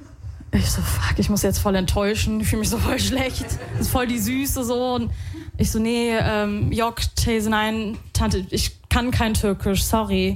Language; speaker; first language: German; early bilingual, other home language; Arabic